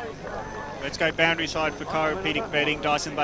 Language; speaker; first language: English; native; English